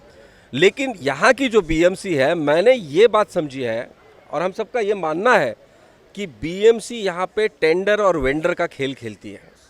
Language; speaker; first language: Hindi; non-native, local second language; Marathi